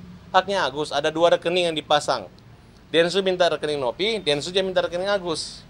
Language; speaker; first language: Indonesian; native; Indonesian